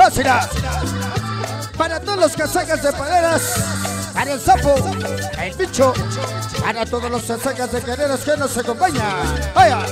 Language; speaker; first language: Spanish; native; Spanish